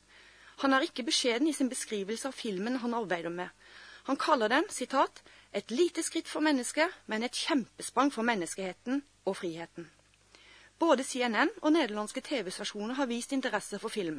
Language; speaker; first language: Norwegian; native; Norwegian